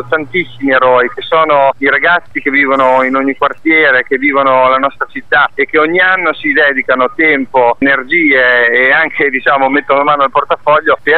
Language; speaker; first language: Italian; native; Italian